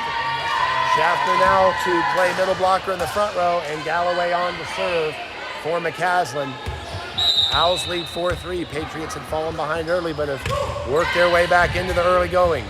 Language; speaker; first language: English; native; English